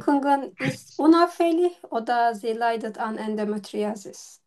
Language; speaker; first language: German; non-native, learner; Turkish